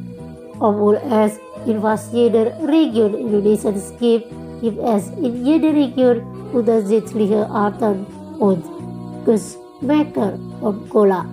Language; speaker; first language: German; non-native, fluent; Indonesian